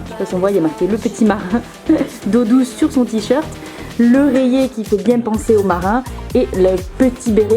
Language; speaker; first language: French; native; French